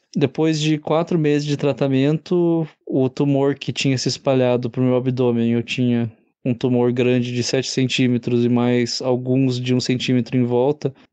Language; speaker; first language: Portuguese; native; Portuguese